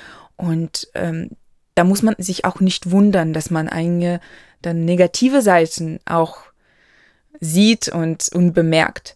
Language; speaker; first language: German; non-native, local second language; Ukrainian